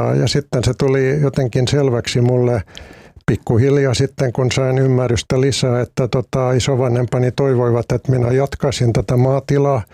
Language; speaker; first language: Finnish; non-native, local second language; Swedish